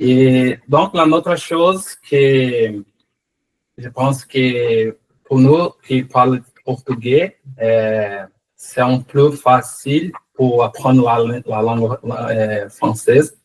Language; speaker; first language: French; non-native, learner; Portuguese